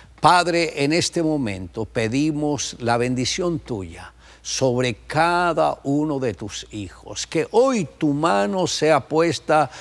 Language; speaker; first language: Spanish; native; Spanish